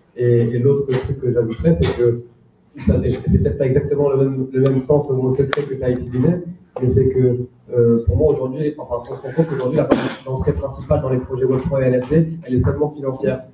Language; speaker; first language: French; native; French